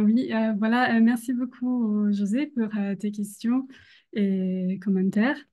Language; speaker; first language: French; non-native, fluent; Italian